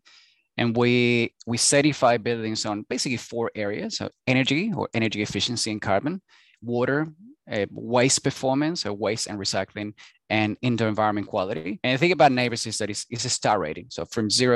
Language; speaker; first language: English; non-native, fluent; Spanish